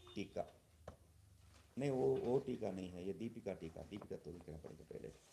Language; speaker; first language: Hindi; non-native, local second language; Tamil